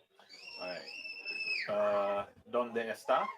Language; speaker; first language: Spanish; non-native, learner; English